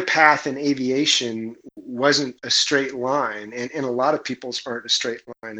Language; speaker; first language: English; native; English